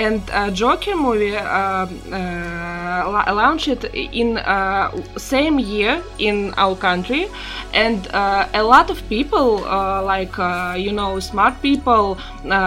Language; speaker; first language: English; non-native, learner; Russian